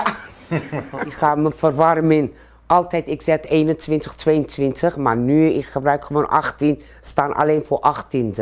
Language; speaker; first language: Dutch; non-native, learner; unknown